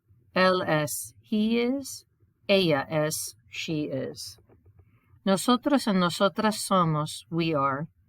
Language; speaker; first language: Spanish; non-native, fluent; English